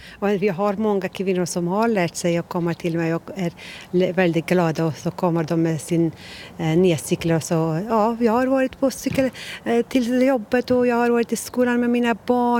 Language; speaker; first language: Swedish; non-native, learner; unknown